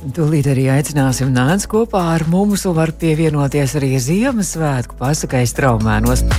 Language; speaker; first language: Latvian; native; Latvian